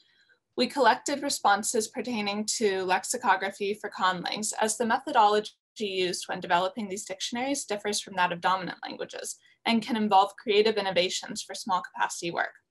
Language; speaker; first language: English; native; English